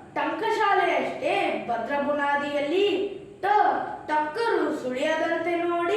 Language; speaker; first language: Kannada; native; Kannada